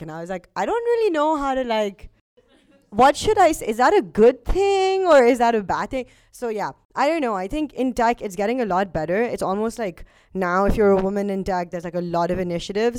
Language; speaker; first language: English; non-native, local second language; Urdu